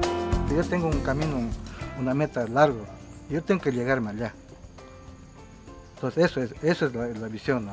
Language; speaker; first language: Spanish; non-native, local second language; Quechua